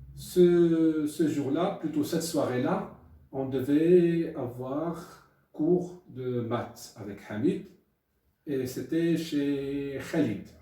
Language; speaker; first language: French; non-native, local second language; Arabic